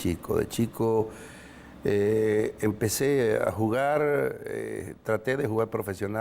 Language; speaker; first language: Spanish; native; Spanish